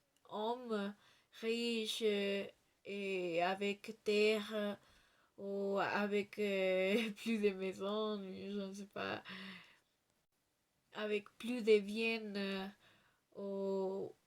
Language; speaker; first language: French; non-native, learner; Spanish